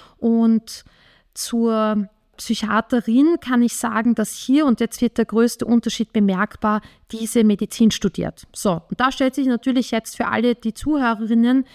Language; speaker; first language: German; native; German